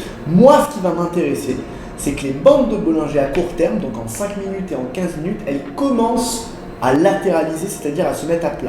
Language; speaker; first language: French; native; French